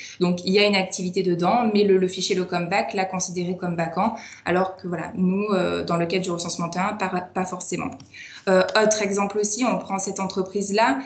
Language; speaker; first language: French; native; French